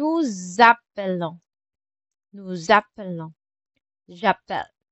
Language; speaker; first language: French; non-native, fluent; Filipino